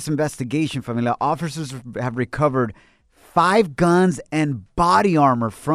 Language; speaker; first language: English; non-native, fluent; Spanish